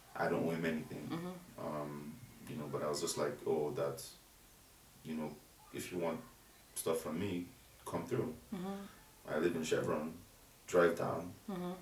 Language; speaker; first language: English; non-native, local second language; Yoruba